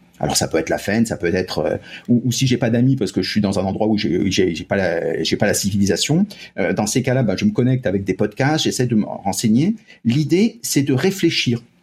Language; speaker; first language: French; native; French